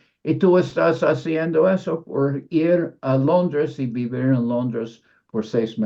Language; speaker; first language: Spanish; non-native, fluent; English